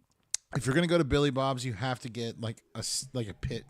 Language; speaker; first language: English; native; English